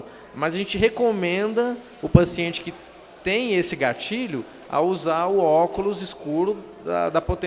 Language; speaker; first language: Portuguese; native; Portuguese